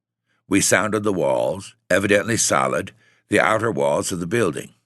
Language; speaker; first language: English; native; English